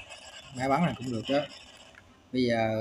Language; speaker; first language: Vietnamese; native; Vietnamese